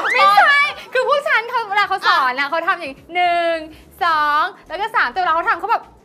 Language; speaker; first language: Thai; native; Thai